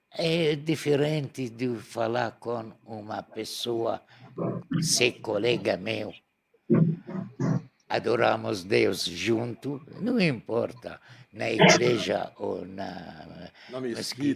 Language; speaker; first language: Portuguese; non-native, learner; Arabic